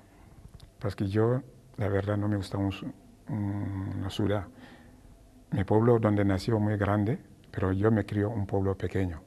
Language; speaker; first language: Spanish; non-native, learner; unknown